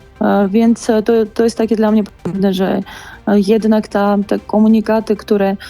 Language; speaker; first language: Polish; non-native, fluent; Georgian